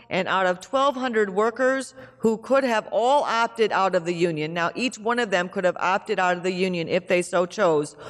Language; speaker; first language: English; native; English